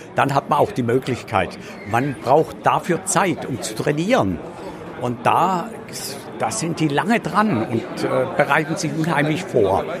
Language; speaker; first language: German; native; German